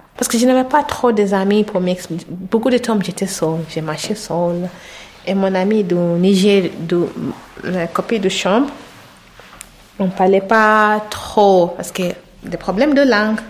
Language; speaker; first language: French; non-native, learner; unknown